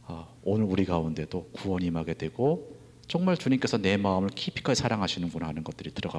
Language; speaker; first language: Korean; native; Korean